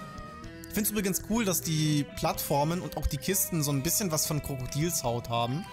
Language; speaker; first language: German; native; German